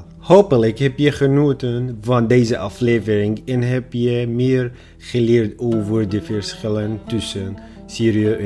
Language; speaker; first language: Dutch; non-native, fluent; Arabic